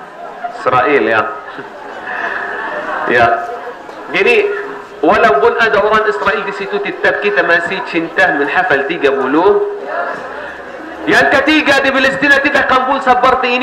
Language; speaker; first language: Indonesian; non-native, learner; Arabic